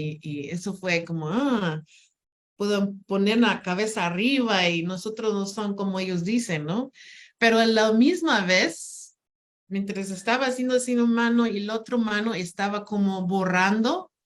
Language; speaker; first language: Spanish; non-native, fluent; English